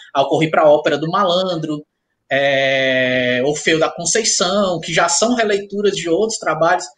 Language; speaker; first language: Portuguese; native; Portuguese